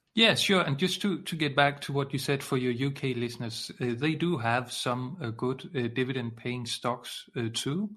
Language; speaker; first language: English; non-native, fluent; Danish